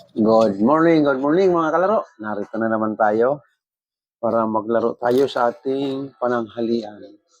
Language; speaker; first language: Filipino; non-native, local second language; Bikol